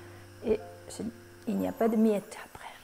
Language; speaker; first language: French; non-native, fluent; Japanese